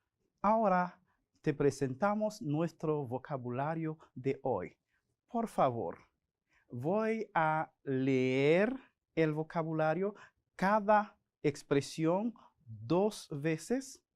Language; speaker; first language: Spanish; non-native, fluent; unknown